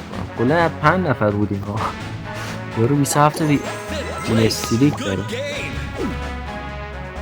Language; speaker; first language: Persian; native; Persian